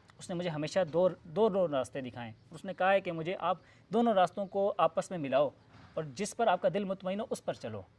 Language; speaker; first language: Urdu; non-native, local second language; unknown